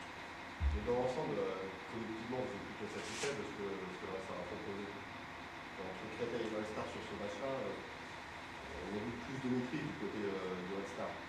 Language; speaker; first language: French; native; French